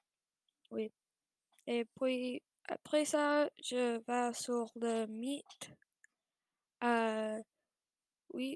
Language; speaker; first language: French; non-native, learner; English